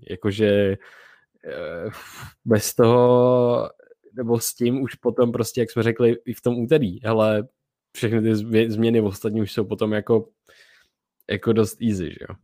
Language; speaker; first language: Czech; native; Czech